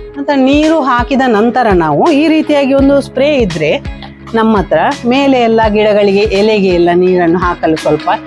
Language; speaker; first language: Kannada; non-native, local second language; Tulu